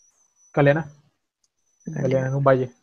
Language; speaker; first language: Spanish; native; Spanish